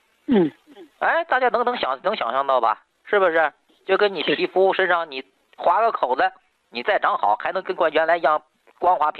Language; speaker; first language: Chinese; native; Chinese